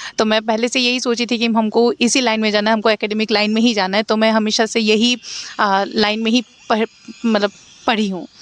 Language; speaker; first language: Hindi; non-native, local second language; Assamese